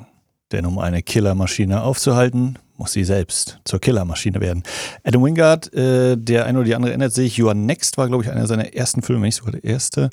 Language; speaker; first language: German; native; German